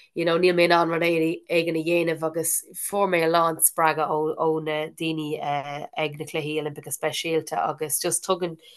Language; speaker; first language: Irish; non-native, local second language; English